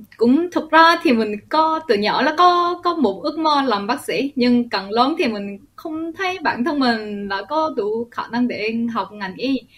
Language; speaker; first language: Vietnamese; early bilingual, other home language; Korean